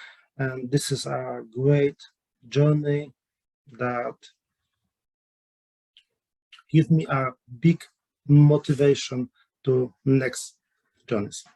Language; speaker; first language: English; non-native, learner; Polish